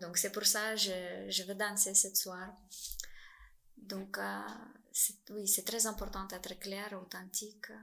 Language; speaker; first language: French; non-native, fluent; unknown